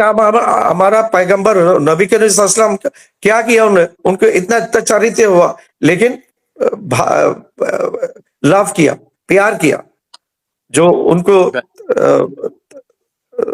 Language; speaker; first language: Hindi; non-native, learner; Bangla